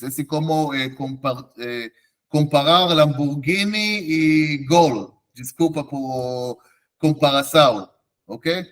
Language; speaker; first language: Portuguese; non-native, fluent; Hebrew